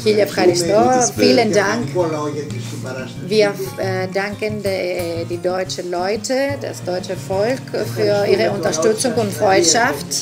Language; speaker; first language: German; non-native, fluent; Greek